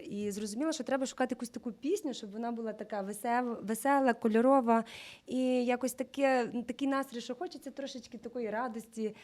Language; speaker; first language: Ukrainian; native; Ukrainian